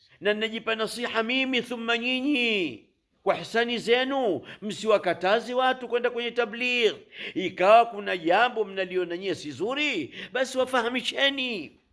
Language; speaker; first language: Swahili; native; Swahili